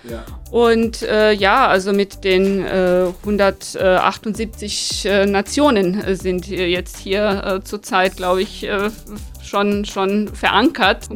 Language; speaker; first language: German; non-native, fluent; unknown